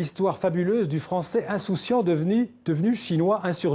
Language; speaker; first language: French; native; French